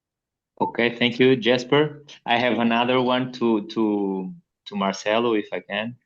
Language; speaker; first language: English; non-native, fluent; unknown